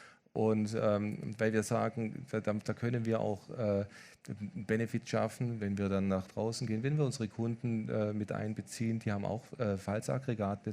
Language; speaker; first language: German; native; German